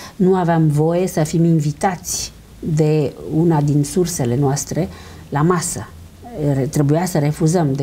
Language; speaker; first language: Romanian; early bilingual, heritage; Romanian